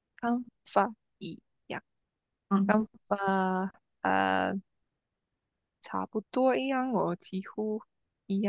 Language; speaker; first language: Chinese; non-native, learner; English